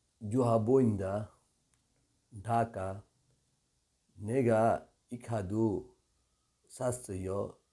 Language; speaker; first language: Korean; non-native, learner; Bangla